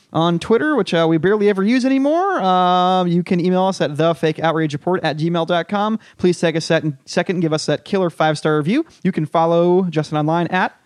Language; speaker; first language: English; native; English